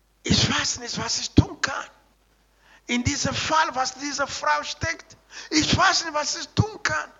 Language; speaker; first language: German; non-native, learner; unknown